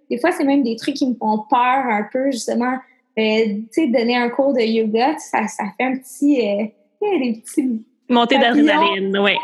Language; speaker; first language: French; native; French